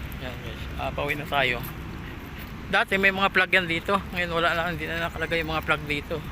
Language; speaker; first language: Filipino; native; Filipino